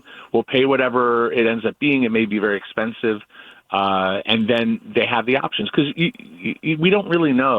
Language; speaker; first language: English; native; English